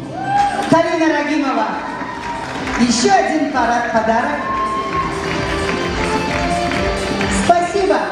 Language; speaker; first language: Russian; native; Russian